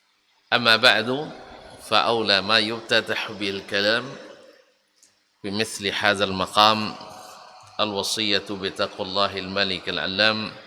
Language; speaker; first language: Arabic; non-native, fluent; Indonesian